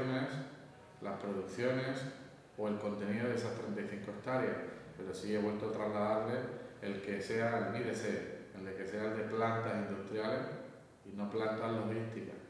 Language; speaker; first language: Spanish; native; Spanish